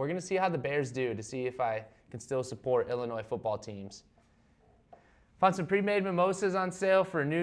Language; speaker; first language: English; native; English